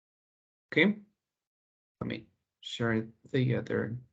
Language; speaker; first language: English; non-native, fluent; Spanish